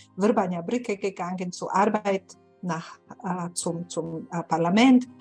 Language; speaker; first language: German; non-native, fluent; Bosnian